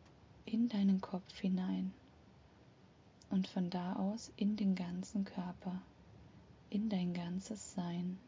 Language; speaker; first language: German; native; German